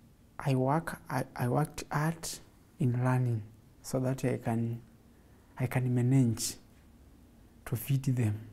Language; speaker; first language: English; non-native, local second language; Kamba